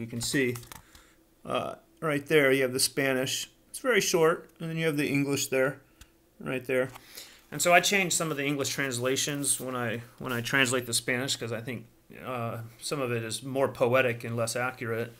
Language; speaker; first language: English; native; English